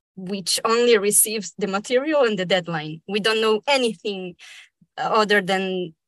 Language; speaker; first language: English; non-native, fluent; Spanish